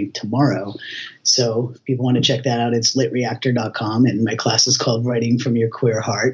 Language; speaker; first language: English; native; English